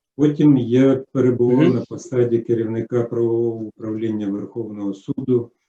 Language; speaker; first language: Ukrainian; native; Ukrainian